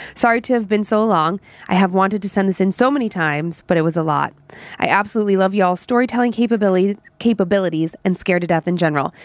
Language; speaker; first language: English; native; English